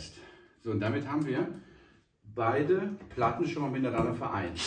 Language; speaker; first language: German; native; German